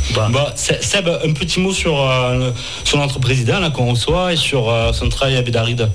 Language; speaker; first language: French; native; French